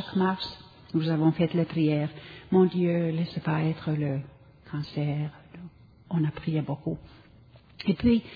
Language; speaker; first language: French; non-native, learner; Finnish